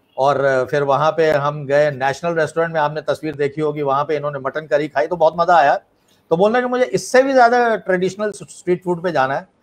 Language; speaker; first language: Hindi; native; Hindi